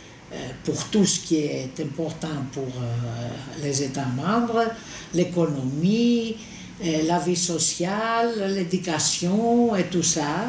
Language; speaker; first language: French; non-native, fluent; Greek